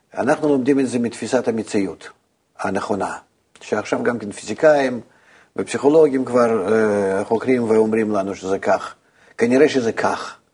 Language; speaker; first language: Hebrew; non-native, fluent; Russian